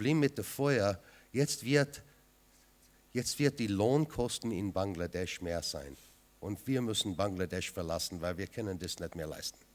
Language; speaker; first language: German; non-native, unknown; English